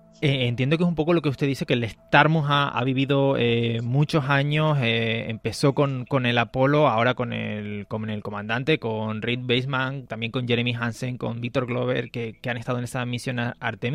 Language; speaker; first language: Spanish; native; Spanish